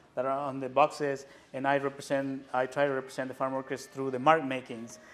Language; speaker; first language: English; non-native, fluent; Spanish